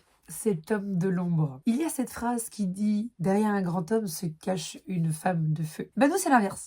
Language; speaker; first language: French; native; French